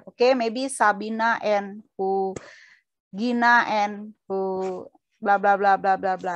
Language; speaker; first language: English; non-native, fluent; Indonesian